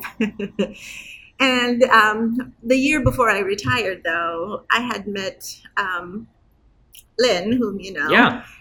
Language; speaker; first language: English; non-native, fluent; Turkish